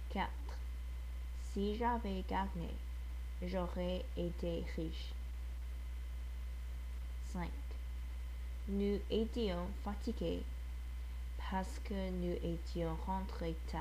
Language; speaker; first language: French; non-native, learner; English